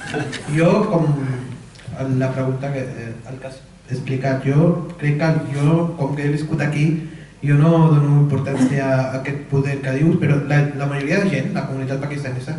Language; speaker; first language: Catalan; early bilingual, other home language; Urdu